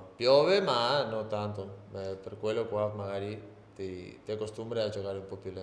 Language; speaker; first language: Italian; non-native, learner; Spanish